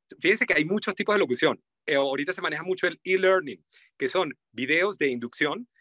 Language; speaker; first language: Spanish; native; Spanish